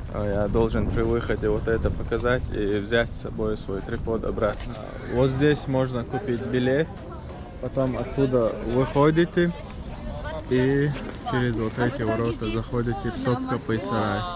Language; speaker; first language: Russian; non-native, local second language; Chechen